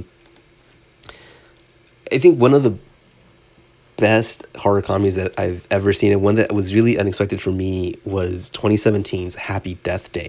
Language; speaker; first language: English; native; English